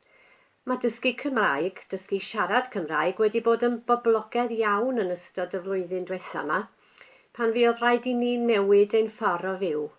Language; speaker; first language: Welsh; native; Welsh